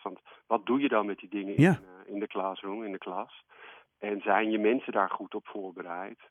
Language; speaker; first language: Dutch; native; Dutch